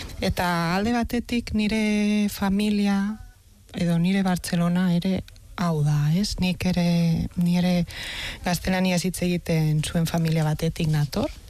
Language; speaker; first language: Basque; non-native, fluent; Spanish